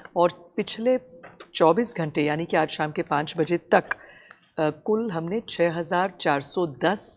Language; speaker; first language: Hindi; native; Hindi